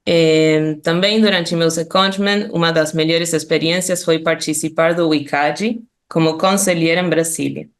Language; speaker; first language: Portuguese; non-native, fluent; Spanish